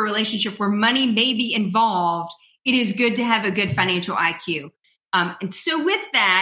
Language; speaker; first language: English; native; English